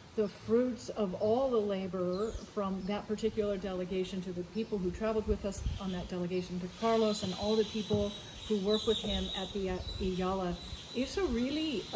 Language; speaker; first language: English; native; English